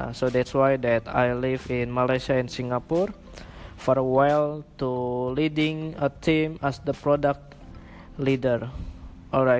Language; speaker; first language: English; non-native, learner; Indonesian